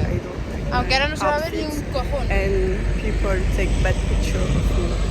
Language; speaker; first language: English; non-native, learner; French